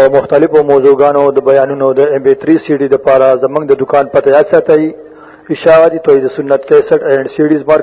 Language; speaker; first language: Urdu; non-native, local second language; Punjabi